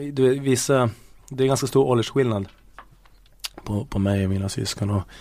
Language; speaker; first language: Swedish; native; Swedish